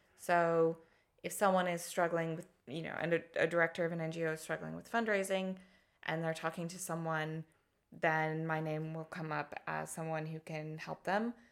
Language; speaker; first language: English; native; English